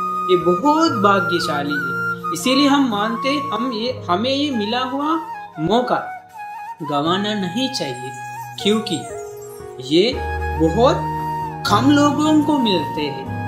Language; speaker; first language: Hindi; non-native, learner; Sinhala